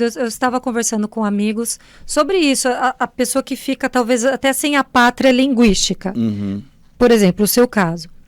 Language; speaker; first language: Portuguese; native; Portuguese